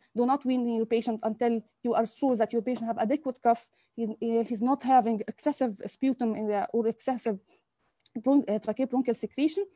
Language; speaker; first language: English; non-native, local second language; Arabic